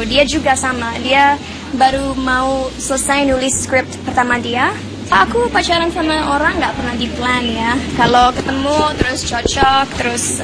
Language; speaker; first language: Indonesian; non-native, local second language; English